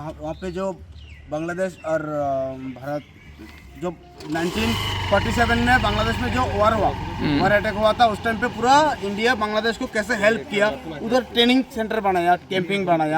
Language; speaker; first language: Hindi; non-native, local second language; Bangla